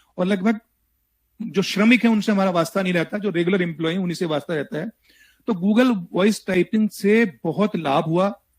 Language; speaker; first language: Hindi; native; Hindi